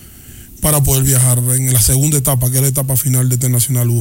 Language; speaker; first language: Spanish; native; Spanish